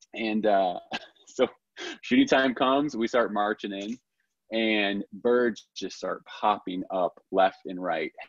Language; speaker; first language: English; native; English